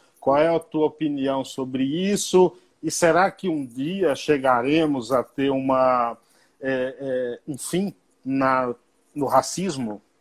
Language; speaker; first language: Portuguese; native; Portuguese